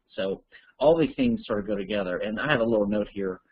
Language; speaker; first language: English; native; English